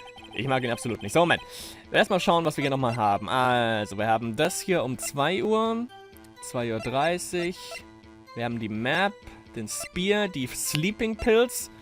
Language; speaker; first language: German; native; German